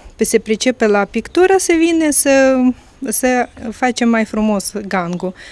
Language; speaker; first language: Romanian; non-native, fluent; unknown